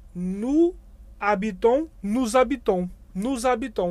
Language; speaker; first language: French; non-native, fluent; Portuguese